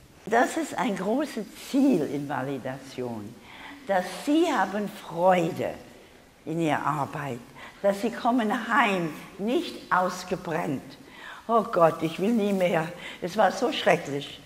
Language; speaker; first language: German; non-native, learner; English